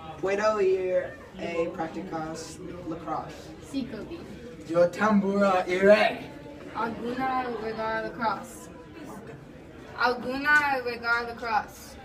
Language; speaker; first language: Spanish; non-native, learner; English